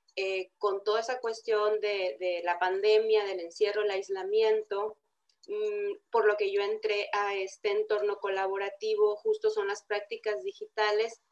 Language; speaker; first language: Spanish; native; Spanish